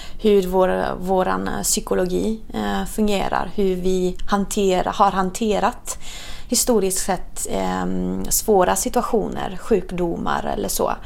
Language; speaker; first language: Swedish; non-native, fluent; Italian